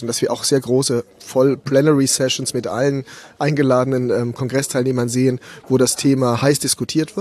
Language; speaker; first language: German; native; German